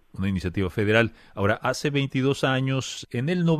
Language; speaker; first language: Spanish; native; Spanish